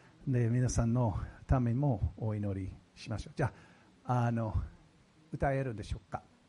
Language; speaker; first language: Japanese; non-native, fluent; English